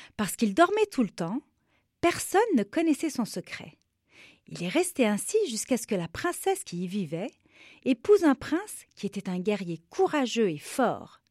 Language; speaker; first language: French; non-native, local second language; Arabic